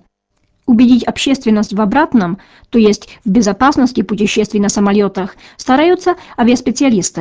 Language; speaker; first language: Russian; native; Russian